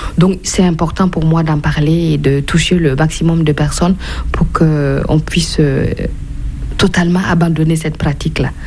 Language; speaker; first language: French; non-native, local second language; Mossi